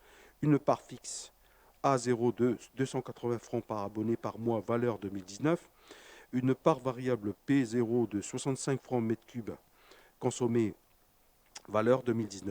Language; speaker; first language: French; native; French